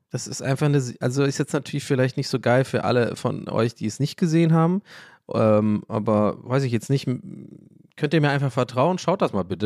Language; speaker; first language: German; early bilingual, other home language; English